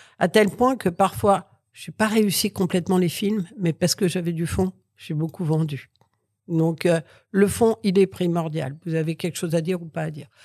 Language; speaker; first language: French; early bilingual, other home language; Catalan